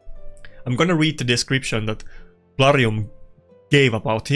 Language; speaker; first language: English; non-native, fluent; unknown